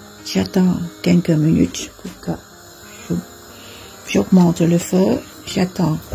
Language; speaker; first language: French; non-native, fluent; Vietnamese